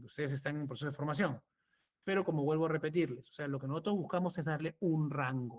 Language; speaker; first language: Spanish; native; Spanish